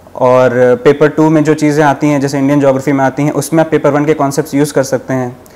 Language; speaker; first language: Hindi; native; Hindi